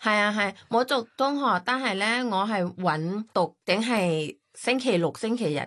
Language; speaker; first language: Cantonese; non-native, fluent; Thai